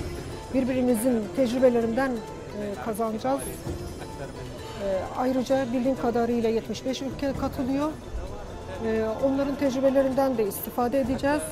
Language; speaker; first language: Turkish; non-native, fluent; Arabic